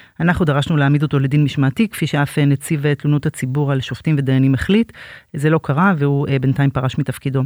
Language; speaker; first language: Hebrew; native; Hebrew